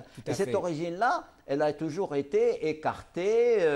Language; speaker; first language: French; non-native, local second language; Arabic